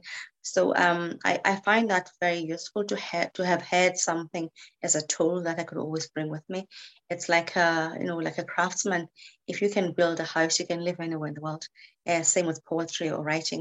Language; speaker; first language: English; native; English